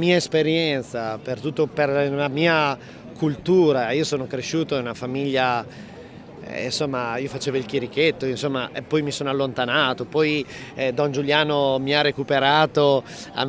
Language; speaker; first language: Italian; native; Italian